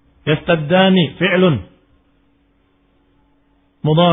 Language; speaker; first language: Arabic; non-native, fluent; Indonesian